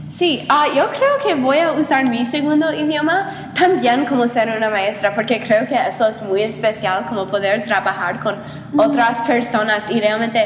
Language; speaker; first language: Spanish; non-native, learner; English